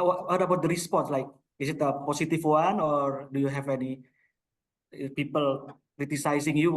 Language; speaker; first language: English; non-native, local second language; Indonesian